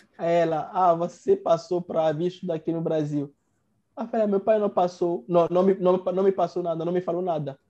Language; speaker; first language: Portuguese; non-native, fluent; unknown